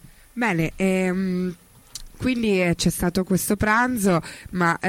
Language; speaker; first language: Italian; native; Italian